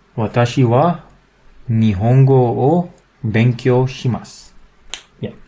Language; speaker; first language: Japanese; non-native, learner; English